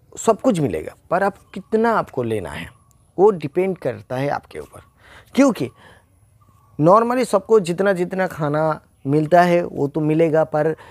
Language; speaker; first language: Hindi; non-native, local second language; Bangla